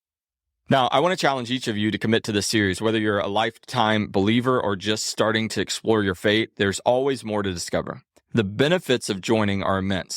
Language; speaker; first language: English; native; English